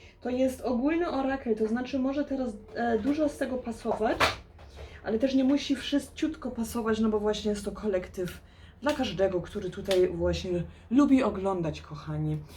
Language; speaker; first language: Polish; early bilingual, heritage; Polish